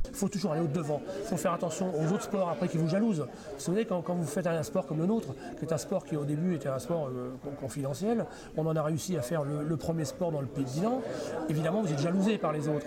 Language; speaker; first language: French; native; French